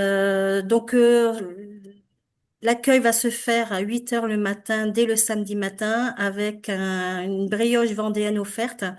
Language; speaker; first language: French; native; French